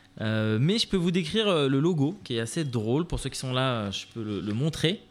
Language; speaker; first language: French; native; French